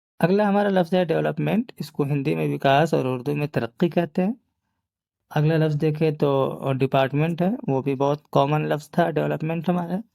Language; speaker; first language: Urdu; native; Urdu